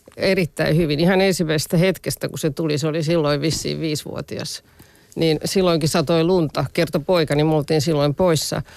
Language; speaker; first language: Finnish; native; Finnish